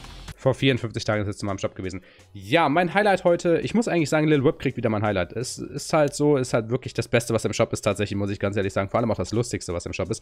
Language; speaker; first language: German; native; German